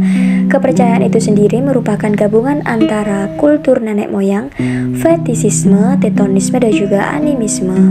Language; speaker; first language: Indonesian; native; Indonesian